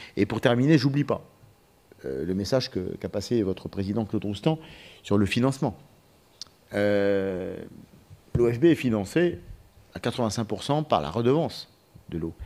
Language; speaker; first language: French; native; French